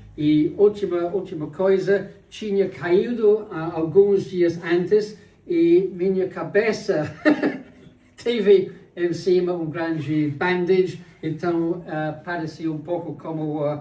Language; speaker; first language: Portuguese; non-native, learner; English